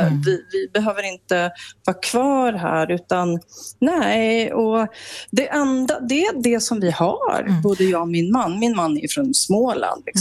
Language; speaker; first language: Swedish; native; Swedish